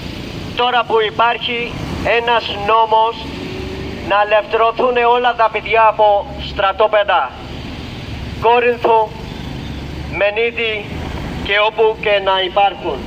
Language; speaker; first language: Greek; non-native, learner; Urdu